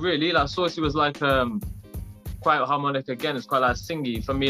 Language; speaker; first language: English; native; English